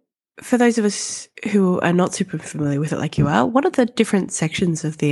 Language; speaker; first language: English; native; English